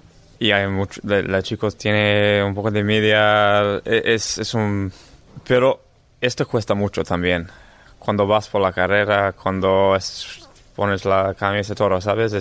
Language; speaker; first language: Spanish; non-native, learner; English